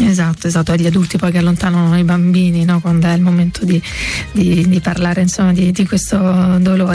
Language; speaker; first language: Italian; native; Italian